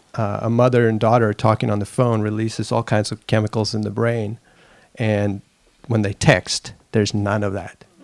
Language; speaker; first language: English; non-native, fluent; Swedish